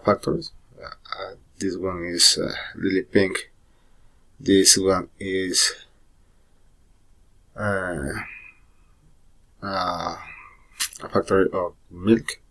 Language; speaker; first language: English; non-native, learner; Spanish